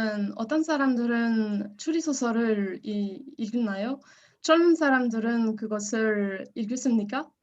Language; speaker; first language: Korean; non-native, learner; French